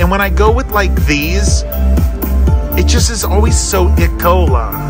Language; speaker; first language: English; native; English